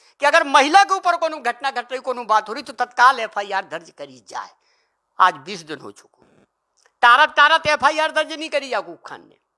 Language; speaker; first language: Hindi; native; Hindi